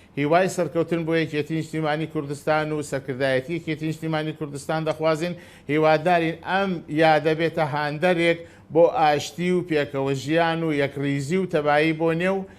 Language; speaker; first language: Central Kurdish; non-native, local second language; Azerbaijani